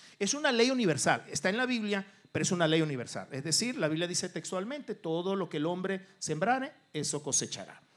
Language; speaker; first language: Spanish; early bilingual, other home language; Portuguese